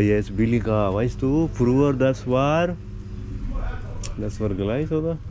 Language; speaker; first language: German; non-native, learner; Hindi